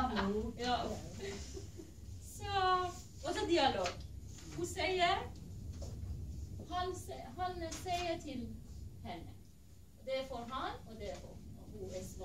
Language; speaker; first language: Norwegian; non-native, learner; Persian